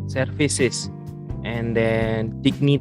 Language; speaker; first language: English; non-native, learner; Indonesian